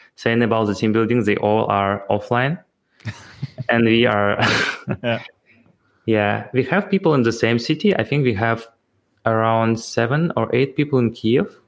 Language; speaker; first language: English; non-native, fluent; Ukrainian